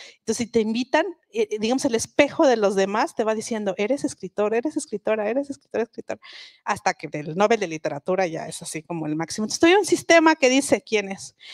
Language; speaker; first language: Spanish; non-native, local second language; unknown